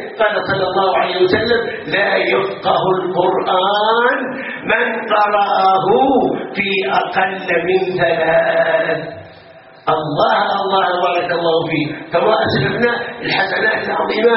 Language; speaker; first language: Arabic; native; Arabic